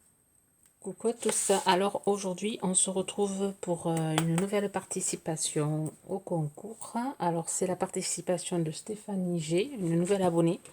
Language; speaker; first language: French; native; French